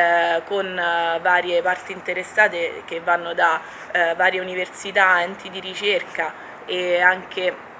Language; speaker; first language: Italian; native; Italian